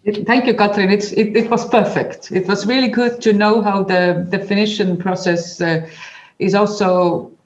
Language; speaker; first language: English; non-native, fluent; Estonian